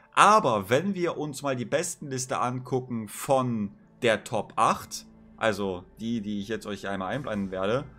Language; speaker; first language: German; native; German